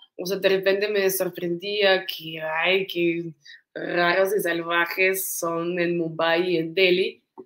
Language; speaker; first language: Spanish; non-native, fluent; Russian